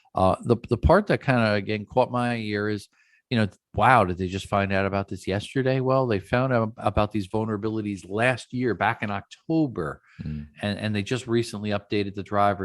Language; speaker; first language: English; native; English